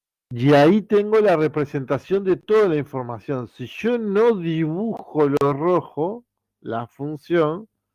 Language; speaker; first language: Spanish; native; Spanish